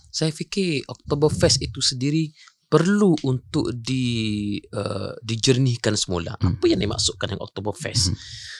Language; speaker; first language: Malay; native; Malay